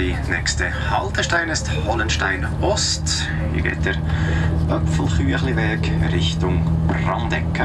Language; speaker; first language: German; native; German